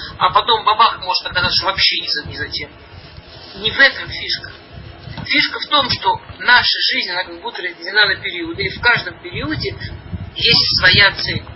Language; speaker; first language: Russian; early bilingual, heritage; Russian